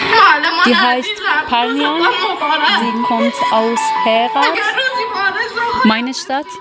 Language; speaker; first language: German; non-native, learner; Persian